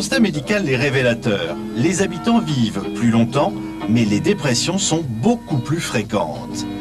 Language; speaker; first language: French; native; French